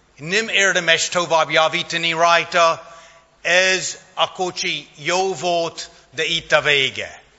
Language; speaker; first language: Hungarian; non-native, fluent; English